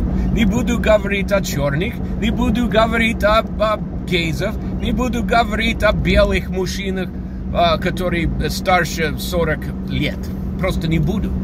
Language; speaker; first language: Russian; non-native, fluent; English